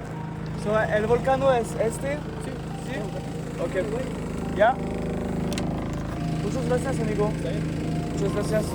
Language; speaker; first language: Spanish; non-native, learner; French